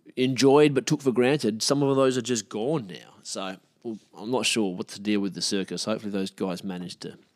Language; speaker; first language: English; native; English